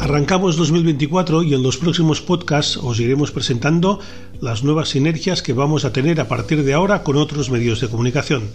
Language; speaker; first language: Spanish; native; Spanish